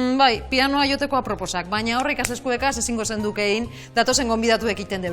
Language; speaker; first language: Basque; native; Basque